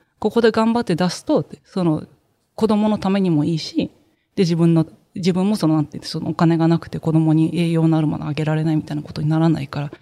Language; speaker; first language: Japanese; native; Japanese